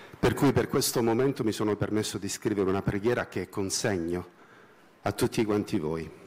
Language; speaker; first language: Italian; native; Italian